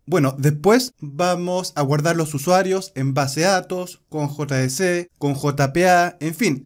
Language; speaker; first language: Spanish; native; Spanish